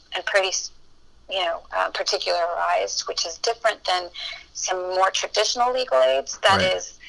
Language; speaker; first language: English; early bilingual, other home language; Spanish